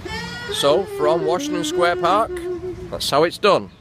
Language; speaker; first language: English; native; English